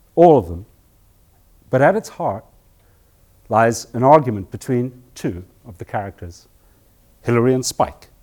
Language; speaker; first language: English; native; English